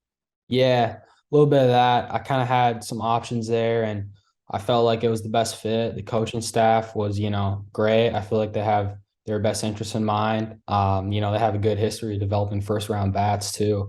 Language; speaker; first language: English; native; English